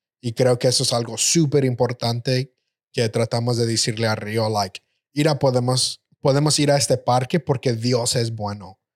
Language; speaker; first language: Spanish; early bilingual, heritage; Spanish